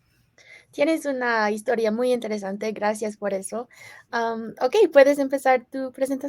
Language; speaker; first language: Spanish; non-native, fluent; English